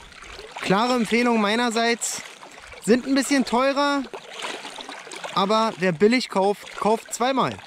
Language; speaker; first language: German; native; German